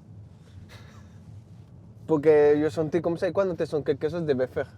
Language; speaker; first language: French; non-native, learner; Spanish